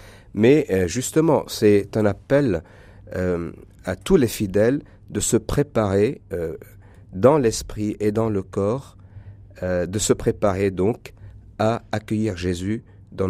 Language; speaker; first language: French; non-native, local second language; Arabic